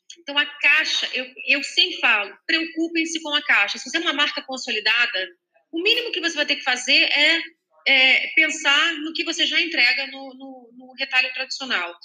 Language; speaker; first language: Portuguese; native; Portuguese